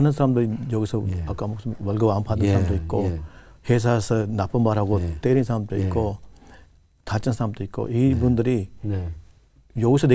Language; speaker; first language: Korean; non-native, learner; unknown